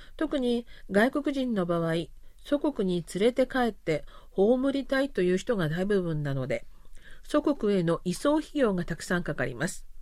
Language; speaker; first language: Japanese; non-native, fluent; Korean